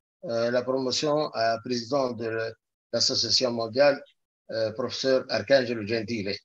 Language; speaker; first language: French; non-native, local second language; Arabic